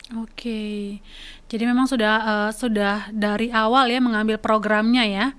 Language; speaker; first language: Indonesian; native; Indonesian